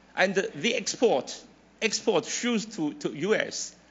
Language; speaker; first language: English; non-native, fluent; Chinese